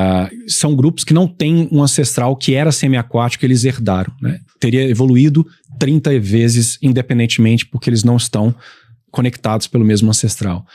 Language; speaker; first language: Portuguese; native; Portuguese